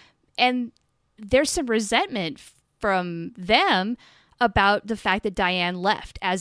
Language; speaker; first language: English; native; English